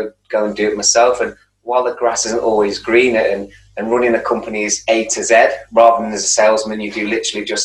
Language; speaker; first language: English; native; English